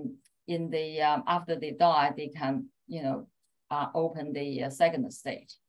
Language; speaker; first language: English; non-native, fluent; Chinese